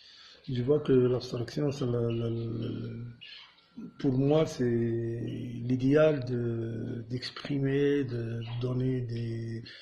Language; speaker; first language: French; non-native, local second language; Arabic